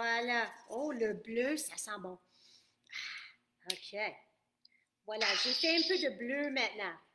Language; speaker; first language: French; non-native, fluent; English